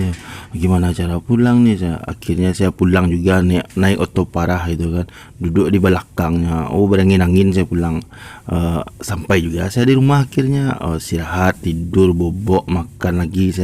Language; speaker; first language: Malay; non-native, local second language; Minangkabau